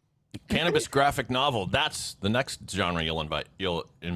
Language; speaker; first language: English; native; English